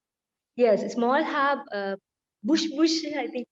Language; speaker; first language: English; non-native, learner; Sinhala